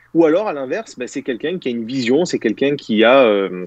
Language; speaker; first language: French; native; French